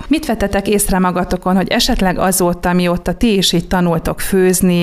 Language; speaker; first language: Hungarian; native; Hungarian